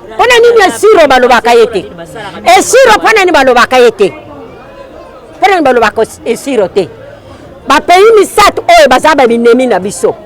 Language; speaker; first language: Lingala; non-native, local second language; Luba-Lulua